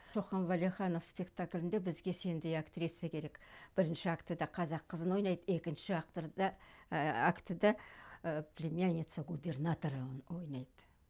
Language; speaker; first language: Kazakh; native; Kazakh